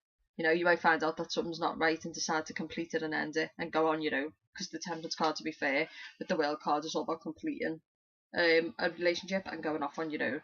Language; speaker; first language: English; native; English